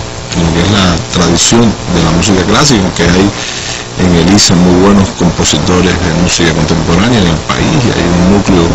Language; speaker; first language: Spanish; native; Spanish